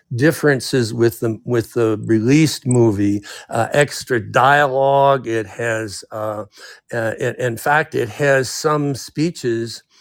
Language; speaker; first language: English; native; English